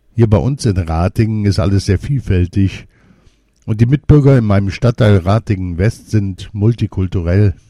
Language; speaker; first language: German; early bilingual, other home language; Polish